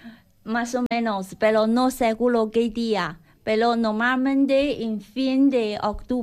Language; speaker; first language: Spanish; non-native, learner; Chinese